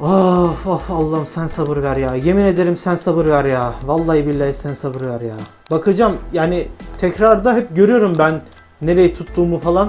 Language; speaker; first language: Turkish; native; Turkish